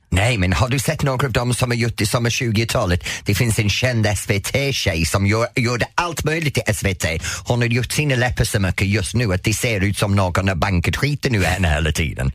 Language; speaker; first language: Swedish; non-native, fluent; English